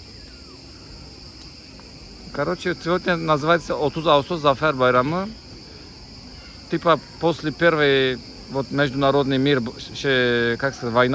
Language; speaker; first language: Russian; non-native, learner; Turkish